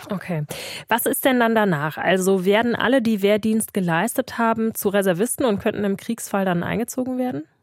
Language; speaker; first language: German; native; German